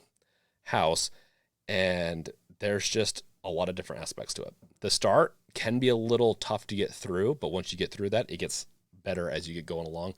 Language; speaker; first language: English; native; English